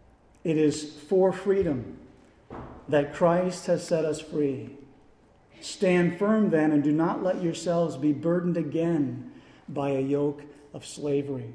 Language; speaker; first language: English; native; English